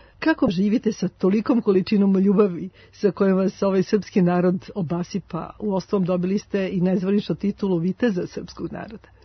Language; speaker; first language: Serbian; native; Serbian